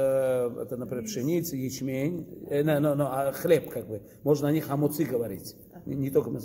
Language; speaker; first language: Russian; early bilingual, heritage; Russian